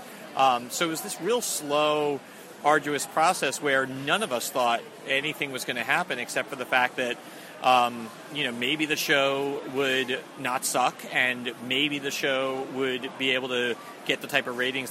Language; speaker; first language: English; native; English